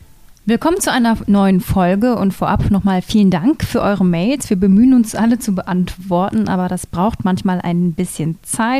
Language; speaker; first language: German; native; German